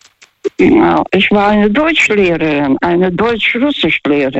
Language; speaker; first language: German; non-native, fluent; Russian